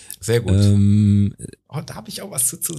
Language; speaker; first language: German; native; German